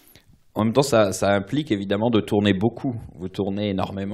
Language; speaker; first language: French; native; French